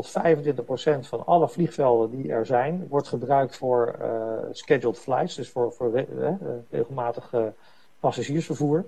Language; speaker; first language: Dutch; native; Dutch